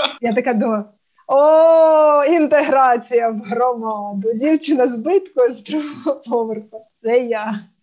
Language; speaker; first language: Ukrainian; non-native, local second language; Russian